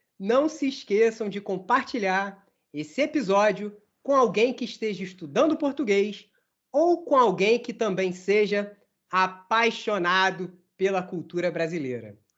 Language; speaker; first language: Portuguese; native; Portuguese